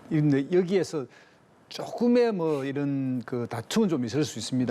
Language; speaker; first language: Korean; native; Korean